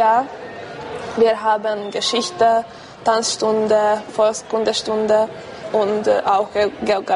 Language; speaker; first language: German; non-native, local second language; Hungarian